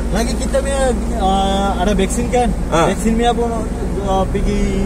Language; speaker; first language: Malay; non-native, learner; Bangla